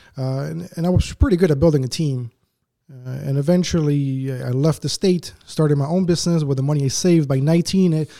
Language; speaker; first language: English; early bilingual, other home language; Spanish